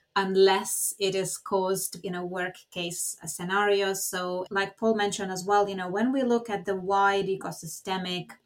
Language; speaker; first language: English; non-native, fluent; Lithuanian